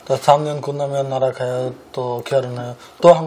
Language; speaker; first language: Korean; non-native, learner; Bangla